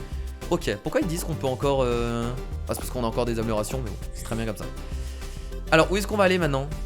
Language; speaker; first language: French; native; French